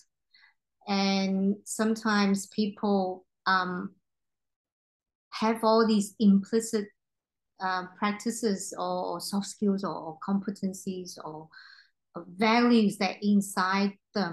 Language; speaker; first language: English; non-native, local second language; Cantonese